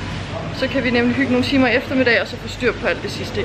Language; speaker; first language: Danish; native; Danish